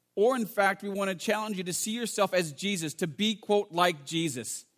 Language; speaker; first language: English; native; English